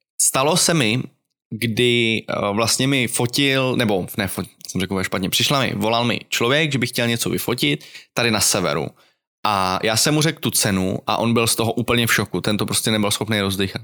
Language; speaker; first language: Czech; native; Czech